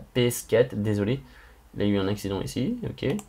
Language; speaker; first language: French; native; French